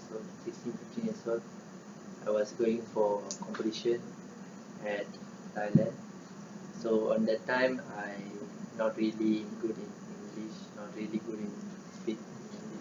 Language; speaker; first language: English; non-native, learner; Malay